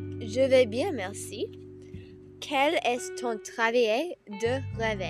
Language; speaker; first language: French; non-native, learner; English